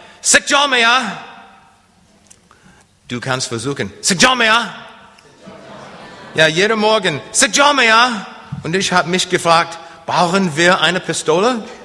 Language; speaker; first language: German; non-native, learner; English